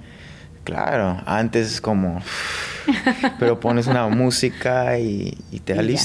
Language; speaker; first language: Spanish; early bilingual, heritage; English